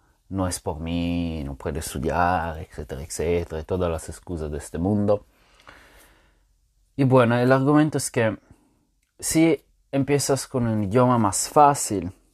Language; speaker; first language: Spanish; non-native, fluent; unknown